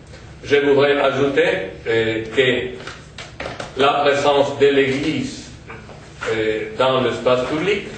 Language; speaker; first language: French; non-native, fluent; Spanish